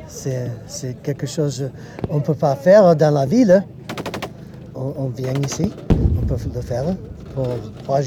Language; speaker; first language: French; non-native, learner; English